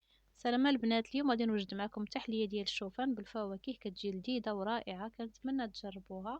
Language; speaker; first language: Arabic; native; Arabic